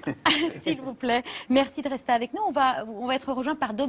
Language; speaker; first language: French; native; French